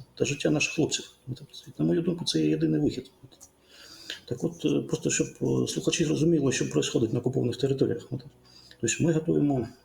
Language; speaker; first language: Ukrainian; native; Ukrainian